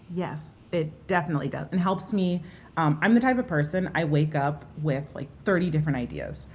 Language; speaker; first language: English; early bilingual, other home language; Yoruba